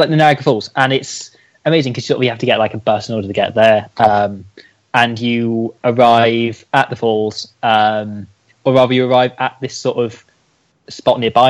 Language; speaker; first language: English; native; English